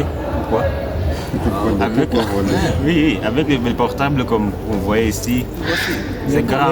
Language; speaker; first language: French; non-native, learner; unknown